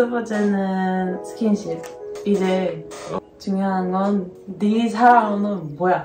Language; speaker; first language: Korean; non-native, learner; Dutch